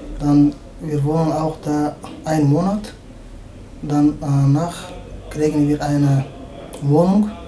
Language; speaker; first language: German; non-native, learner; Chechen